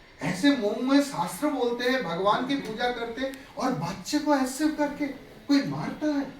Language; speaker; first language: Hindi; non-native, local second language; Bangla